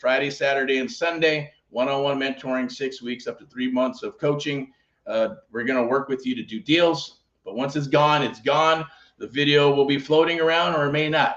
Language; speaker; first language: English; native; English